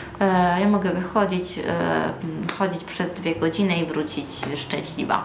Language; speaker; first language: Polish; early bilingual, heritage; Polish